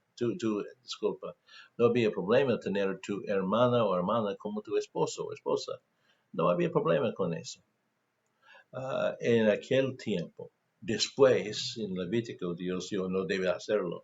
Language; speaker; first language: Spanish; non-native, fluent; English